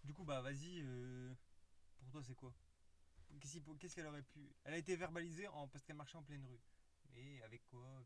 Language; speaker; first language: French; native; French